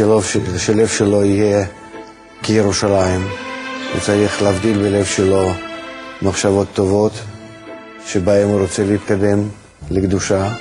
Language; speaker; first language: Hebrew; non-native, fluent; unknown